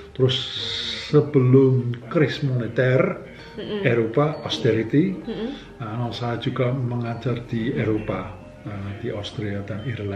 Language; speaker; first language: Indonesian; non-native, fluent; English